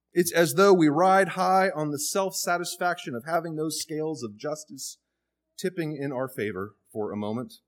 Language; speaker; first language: English; native; English